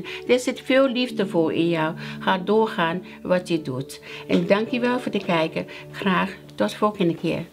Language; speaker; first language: Dutch; non-native, learner; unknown